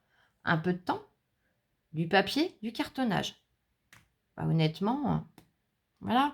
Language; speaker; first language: French; native; French